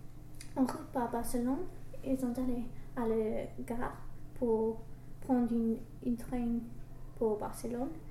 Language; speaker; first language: French; non-native, learner; English